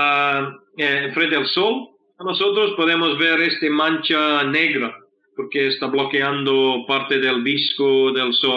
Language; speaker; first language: Spanish; non-native, fluent; English